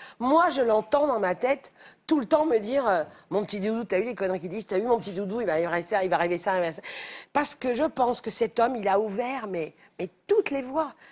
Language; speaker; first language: French; native; French